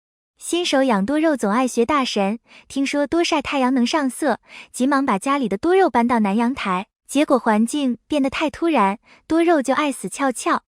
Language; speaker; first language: Chinese; native; Chinese